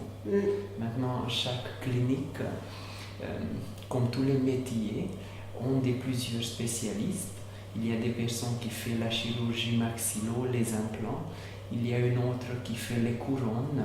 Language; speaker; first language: French; non-native, learner; Hungarian